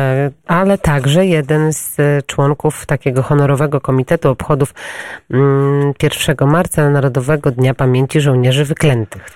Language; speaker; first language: Polish; native; Polish